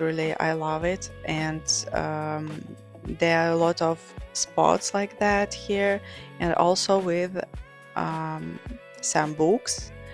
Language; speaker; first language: English; non-native, fluent; Georgian